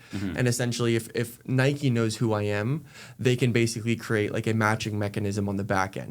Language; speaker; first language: English; native; English